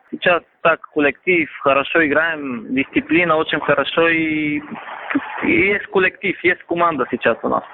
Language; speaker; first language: Russian; non-native, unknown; Bulgarian